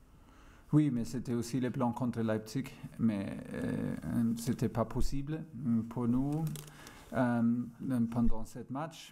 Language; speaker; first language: French; non-native, fluent; German